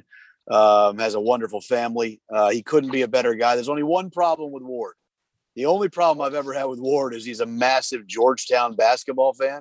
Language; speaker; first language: English; native; English